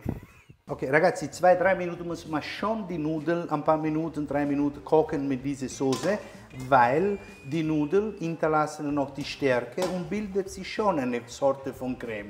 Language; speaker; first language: German; non-native, fluent; Italian